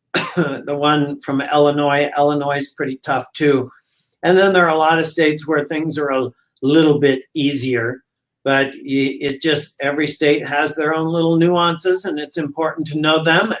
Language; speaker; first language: English; native; English